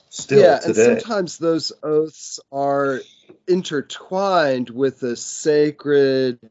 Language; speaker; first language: English; native; English